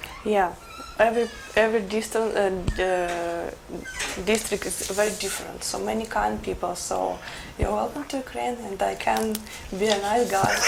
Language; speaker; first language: English; non-native, learner; Ukrainian